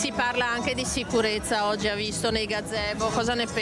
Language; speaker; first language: Italian; native; Italian